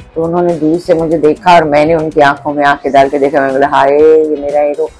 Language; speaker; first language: Hindi; non-native, local second language; Marathi